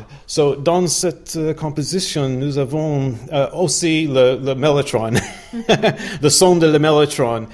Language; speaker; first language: French; non-native, learner; English